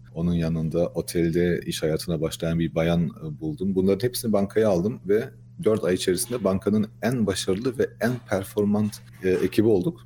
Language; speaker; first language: Turkish; early bilingual, heritage; Turkish